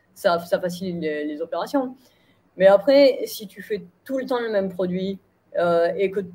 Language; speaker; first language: French; native; French